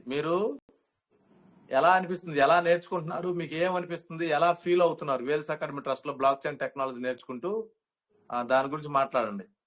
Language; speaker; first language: Telugu; native; Telugu